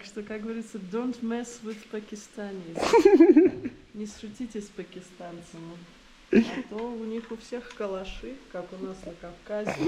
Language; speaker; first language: Russian; native; Russian